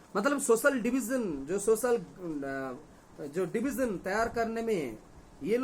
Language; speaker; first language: Hindi; non-native, local second language; Bangla